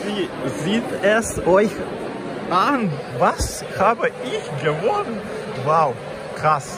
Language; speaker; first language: German; non-native, learner; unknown